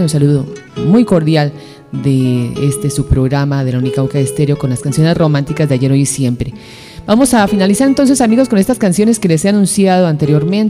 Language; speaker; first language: Spanish; native; Spanish